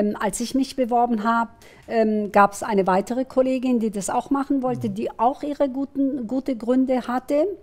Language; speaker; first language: German; early bilingual, other home language; Kurdish